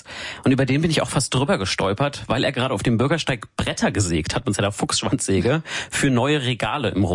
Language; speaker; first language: German; native; German